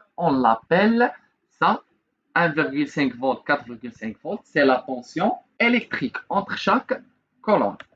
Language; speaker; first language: French; non-native, local second language; Arabic